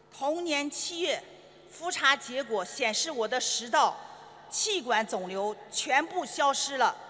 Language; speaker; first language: Chinese; native; Chinese